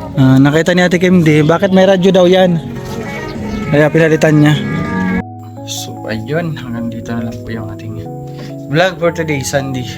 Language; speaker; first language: Filipino; non-native, local second language; Waray